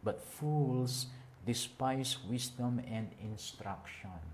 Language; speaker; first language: English; non-native, local second language; Filipino